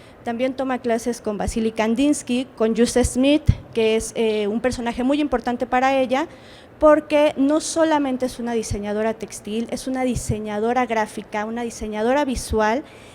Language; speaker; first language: Spanish; native; Spanish